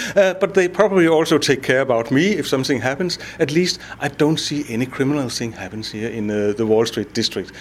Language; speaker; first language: English; non-native, fluent; Danish